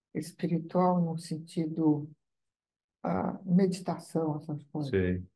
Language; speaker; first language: Portuguese; non-native, fluent; Italian